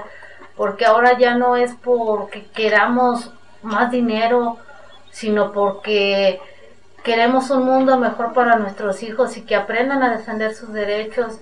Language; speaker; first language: Spanish; native; Spanish